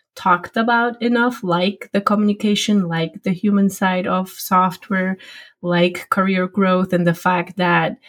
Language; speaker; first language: English; non-native, fluent; Polish